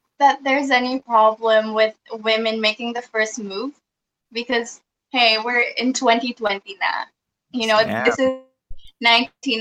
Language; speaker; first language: English; non-native, local second language; Filipino